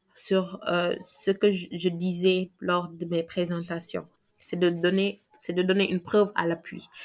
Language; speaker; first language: French; non-native, local second language; Wolof